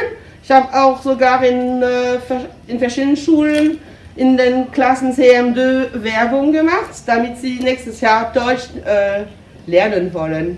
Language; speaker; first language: German; non-native, fluent; French